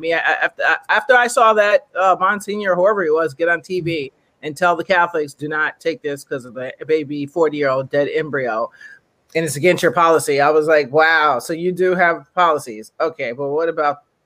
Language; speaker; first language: English; native; English